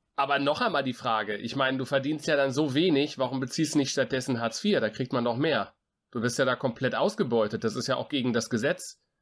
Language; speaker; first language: German; native; German